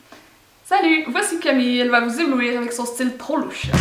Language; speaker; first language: French; native; French